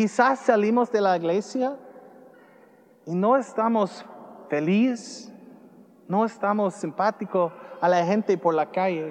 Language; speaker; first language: Spanish; non-native, learner; English